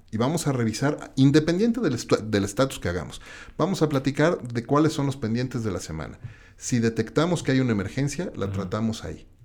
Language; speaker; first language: Spanish; native; Spanish